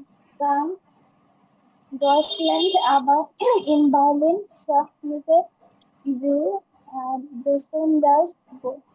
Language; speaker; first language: German; non-native, learner; Bangla